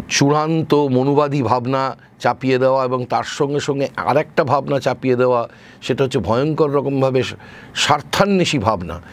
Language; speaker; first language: Bangla; native; Bangla